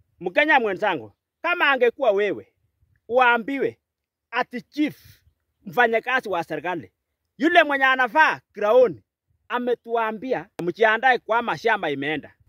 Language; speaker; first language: Swahili; non-native, local second language; Kalenjin